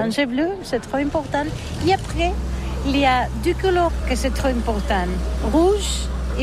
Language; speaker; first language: French; non-native, learner; Catalan